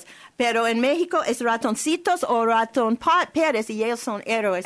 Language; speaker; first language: Spanish; non-native, learner; English